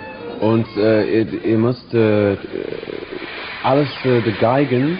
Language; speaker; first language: German; non-native, learner; English